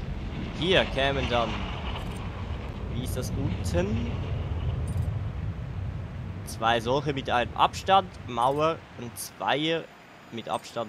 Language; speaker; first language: German; native; German